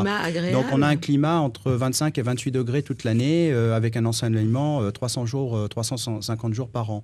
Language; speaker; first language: French; native; French